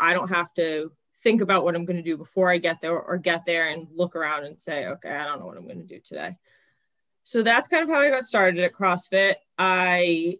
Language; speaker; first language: English; native; English